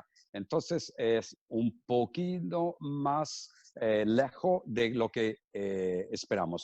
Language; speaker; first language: Spanish; non-native, fluent; Italian